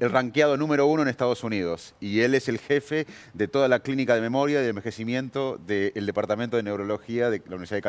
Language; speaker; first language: Spanish; native; Spanish